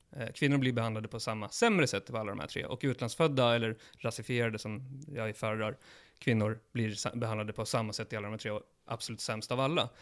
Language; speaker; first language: Swedish; early bilingual, other home language; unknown